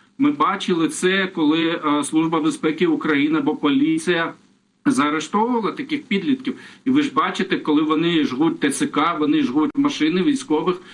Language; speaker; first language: Ukrainian; non-native, local second language; Russian